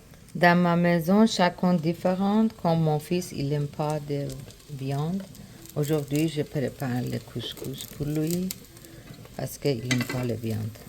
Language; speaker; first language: French; non-native, learner; Persian